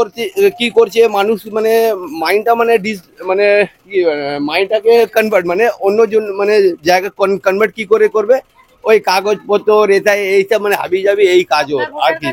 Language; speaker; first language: Bangla; non-native, local second language; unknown